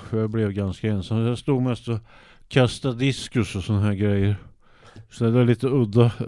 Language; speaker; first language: Swedish; native; Swedish